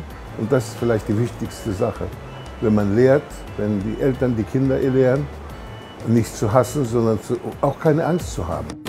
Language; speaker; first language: German; non-native, fluent; Hebrew